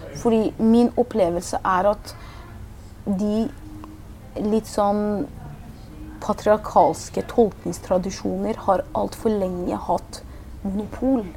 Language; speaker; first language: Norwegian; early bilingual, other home language; Persian